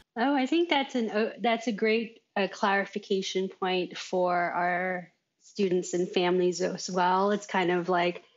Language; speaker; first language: English; native; English